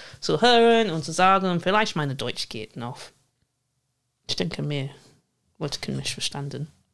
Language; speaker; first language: German; non-native, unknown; English